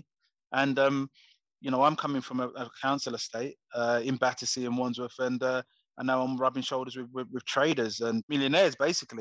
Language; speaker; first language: English; native; English